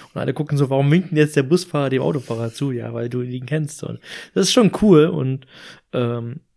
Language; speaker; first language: German; native; German